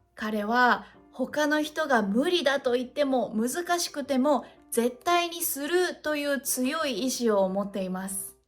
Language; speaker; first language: Japanese; native; Japanese